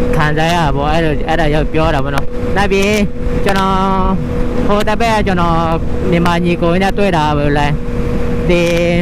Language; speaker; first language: Burmese; non-native, learner; Thai